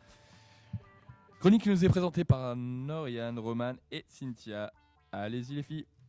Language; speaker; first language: French; native; French